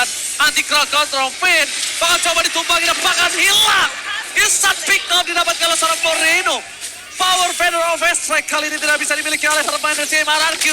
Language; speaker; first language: Indonesian; native; Indonesian